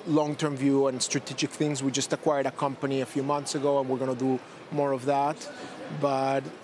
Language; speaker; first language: English; non-native, fluent; Spanish